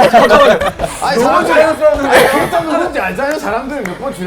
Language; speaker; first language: Korean; non-native, fluent; Spanish